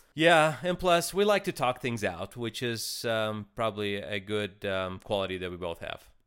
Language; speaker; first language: English; early bilingual, other home language; Russian